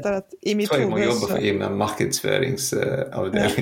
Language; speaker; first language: Norwegian; non-native, fluent; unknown